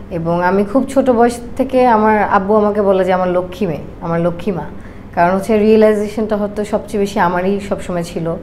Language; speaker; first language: Bangla; native; Bangla